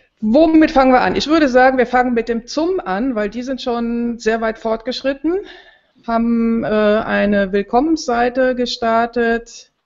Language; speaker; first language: German; native; German